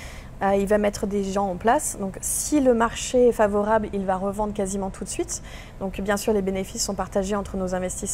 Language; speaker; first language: French; native; French